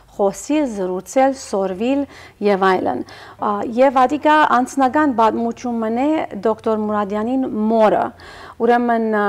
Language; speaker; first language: Armenian; early bilingual, heritage; Armenian